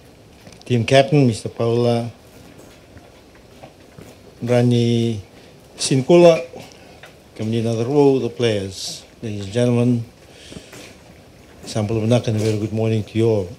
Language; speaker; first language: English; non-native, local second language; Fijian